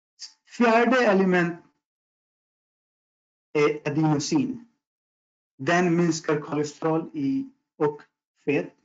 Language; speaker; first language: Swedish; non-native, fluent; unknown